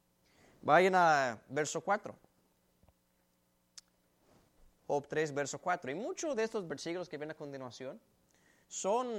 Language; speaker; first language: Spanish; native; Spanish